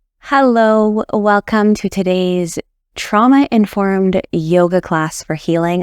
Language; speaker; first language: English; native; English